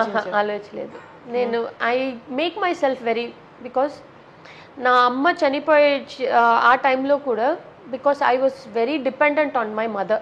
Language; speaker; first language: Telugu; non-native, local second language; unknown